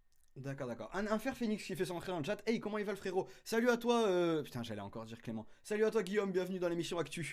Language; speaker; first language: French; native; French